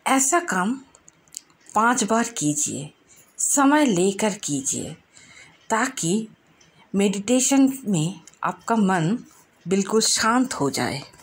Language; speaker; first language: Hindi; non-native, local second language; Bangla